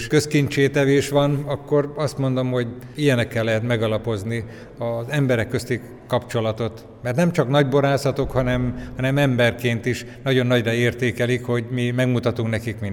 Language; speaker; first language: Hungarian; native; Hungarian